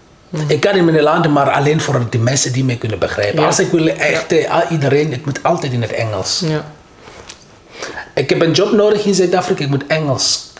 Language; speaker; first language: Dutch; non-native, learner; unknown